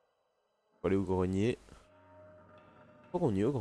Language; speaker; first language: French; native; French